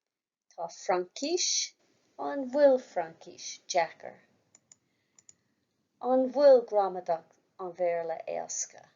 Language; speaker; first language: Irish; non-native, local second language; English